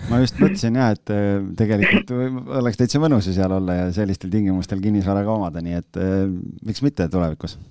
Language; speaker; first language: Estonian; native; Estonian